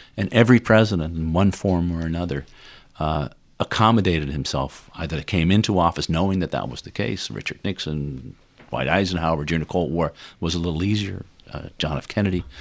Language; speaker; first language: English; non-native, fluent; Dutch